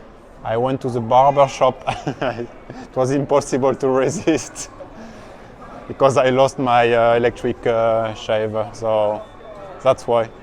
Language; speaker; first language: English; non-native, learner; French